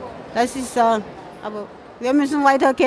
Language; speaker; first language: German; non-native, fluent; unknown